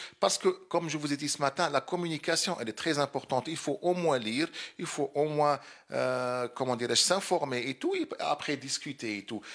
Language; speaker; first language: French; non-native, local second language; Arabic